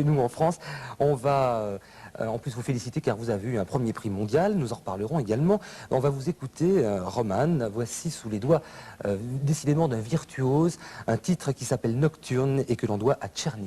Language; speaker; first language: French; native; French